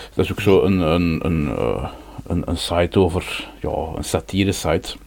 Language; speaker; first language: Dutch; native; Dutch